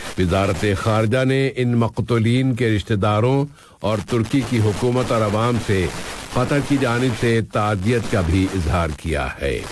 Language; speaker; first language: Urdu; native; Urdu